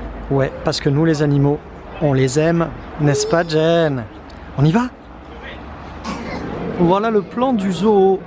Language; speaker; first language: French; native; French